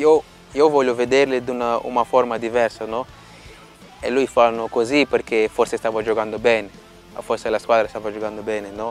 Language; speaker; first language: Italian; non-native, fluent; Portuguese